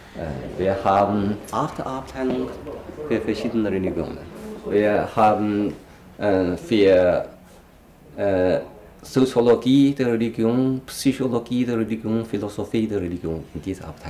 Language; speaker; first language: German; non-native, fluent; Chinese